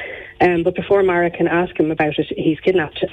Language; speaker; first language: English; native; English